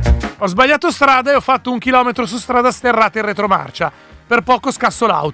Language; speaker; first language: Italian; native; Italian